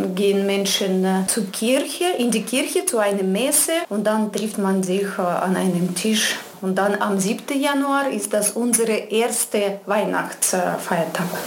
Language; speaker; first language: German; non-native, fluent; Russian